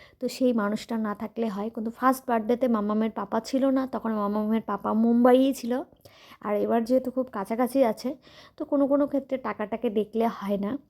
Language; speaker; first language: Bangla; native; Bangla